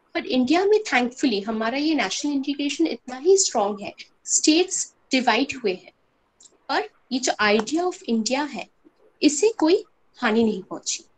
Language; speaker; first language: Hindi; non-native, local second language; Bangla